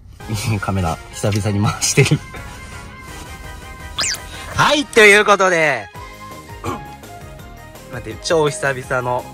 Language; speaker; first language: Japanese; native; Japanese